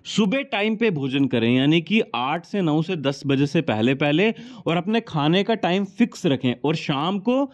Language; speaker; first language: Hindi; native; Hindi